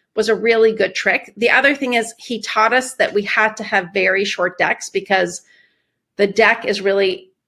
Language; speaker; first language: English; early bilingual, other home language; Persian